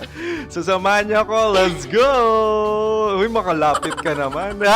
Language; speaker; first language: Filipino; native; Filipino